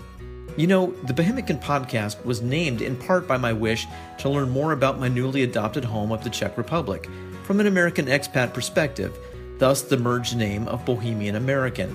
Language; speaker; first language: English; native; English